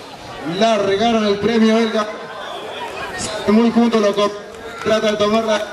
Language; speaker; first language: Spanish; native; Spanish